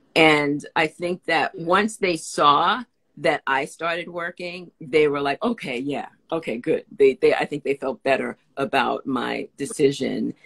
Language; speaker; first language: English; native; English